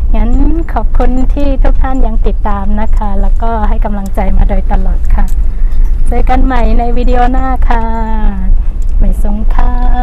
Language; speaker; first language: Thai; non-native, local second language; Shan